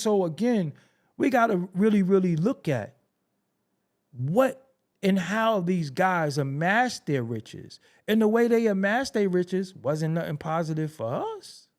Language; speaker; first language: English; native; English